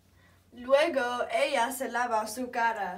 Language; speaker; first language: Spanish; non-native, learner; English